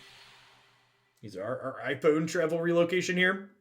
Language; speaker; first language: English; native; English